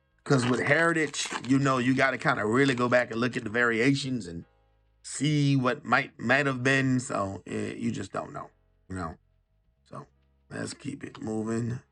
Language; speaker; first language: English; native; English